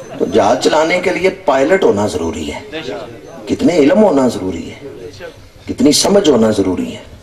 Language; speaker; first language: Urdu; non-native, local second language; Punjabi